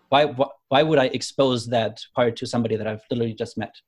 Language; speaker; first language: English; non-native, fluent; German